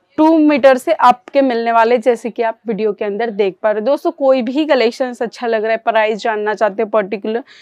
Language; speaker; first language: Hindi; native; Hindi